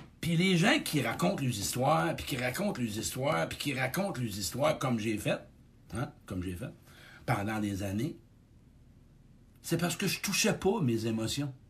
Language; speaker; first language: French; native; French